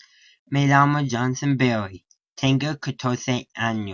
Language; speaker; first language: Spanish; non-native, learner; English